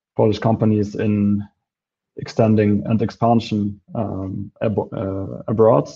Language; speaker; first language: English; non-native, fluent; Polish